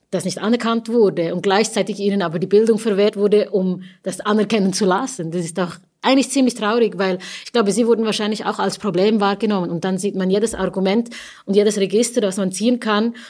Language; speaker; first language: German; early bilingual, other home language; Tamil